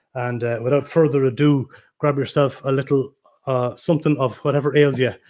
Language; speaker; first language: English; native; English